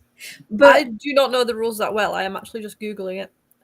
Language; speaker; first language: English; native; English